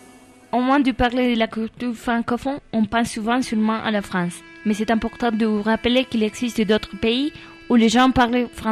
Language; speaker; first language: French; non-native, learner; Spanish